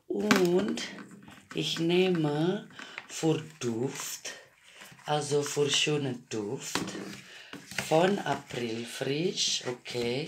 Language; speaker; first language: German; non-native, fluent; Croatian